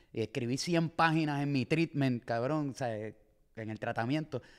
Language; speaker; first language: Spanish; native; Spanish